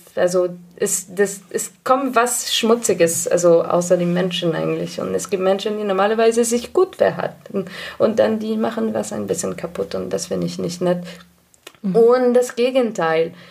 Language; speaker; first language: German; non-native, fluent; English